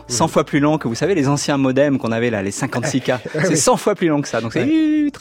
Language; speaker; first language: French; native; French